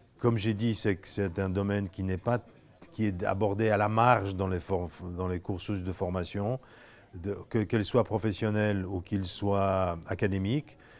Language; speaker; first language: French; non-native, fluent; Polish